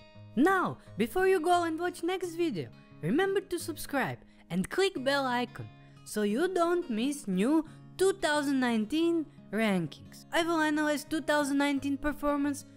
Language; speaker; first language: English; non-native, fluent; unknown